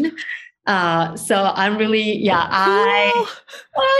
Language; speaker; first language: English; non-native, local second language; Malay